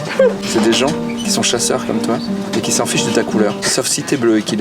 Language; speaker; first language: French; native; French